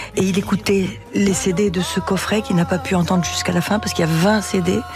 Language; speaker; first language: French; native; French